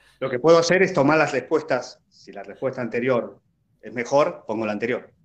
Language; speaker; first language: Spanish; native; Spanish